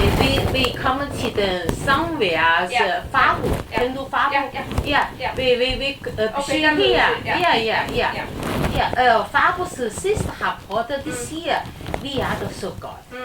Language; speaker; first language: Danish; non-native, learner; Chinese